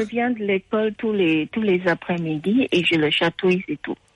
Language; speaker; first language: French; non-native, fluent; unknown